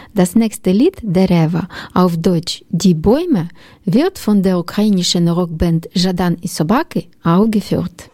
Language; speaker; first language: German; non-native, learner; Ukrainian